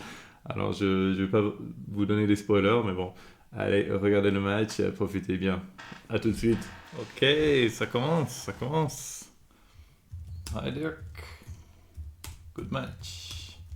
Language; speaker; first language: French; non-native, fluent; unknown